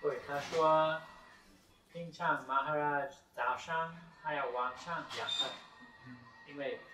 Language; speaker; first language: Chinese; non-native, fluent; English